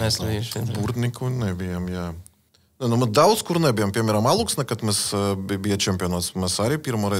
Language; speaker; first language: Latvian; non-native, learner; Russian